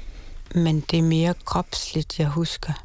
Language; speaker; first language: Danish; non-native, local second language; Kalaallisut